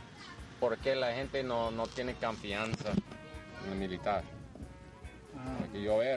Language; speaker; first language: Spanish; non-native, learner; English